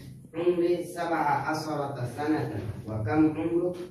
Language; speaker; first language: Arabic; non-native, learner; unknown